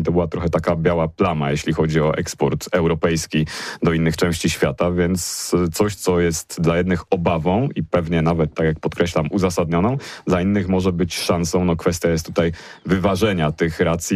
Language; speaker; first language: Polish; native; Polish